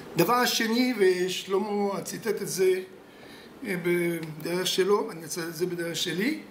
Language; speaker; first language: Hebrew; non-native, fluent; French